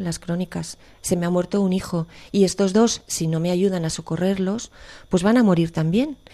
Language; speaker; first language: Spanish; native; Spanish